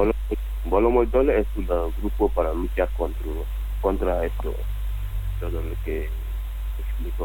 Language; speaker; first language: Spanish; non-native, learner; Wolof